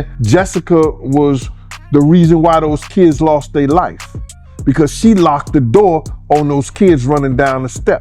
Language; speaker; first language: English; native; English